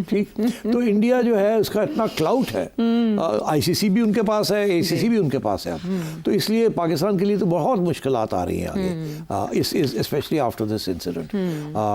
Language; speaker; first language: Urdu; non-native, local second language; Punjabi